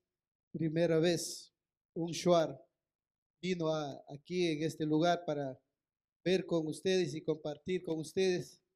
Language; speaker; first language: Spanish; non-native, local second language; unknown